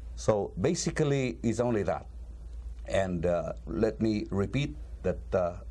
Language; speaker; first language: English; non-native, local second language; Cebuano